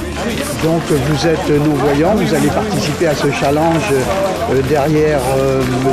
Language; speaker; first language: French; native; French